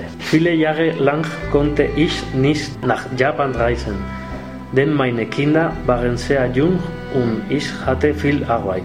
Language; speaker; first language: German; non-native, learner; Spanish